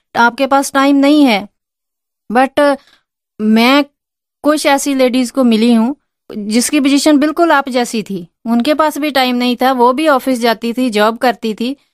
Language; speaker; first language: Hindi; non-native, local second language; Punjabi